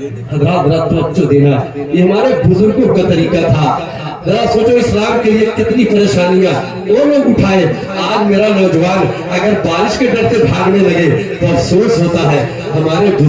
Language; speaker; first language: Urdu; native; Urdu